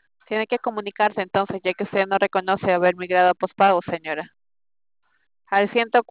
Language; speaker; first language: Spanish; native; Spanish